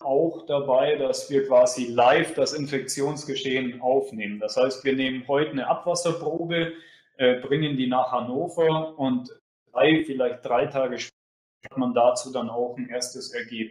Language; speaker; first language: German; native; German